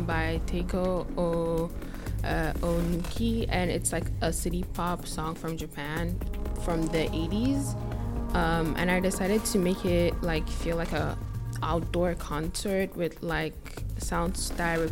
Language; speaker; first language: English; non-native, local second language; Akan